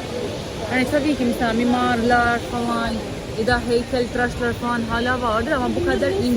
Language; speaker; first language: Turkish; non-native, fluent; Albanian